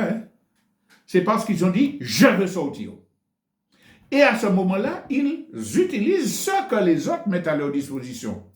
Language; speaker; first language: French; native; French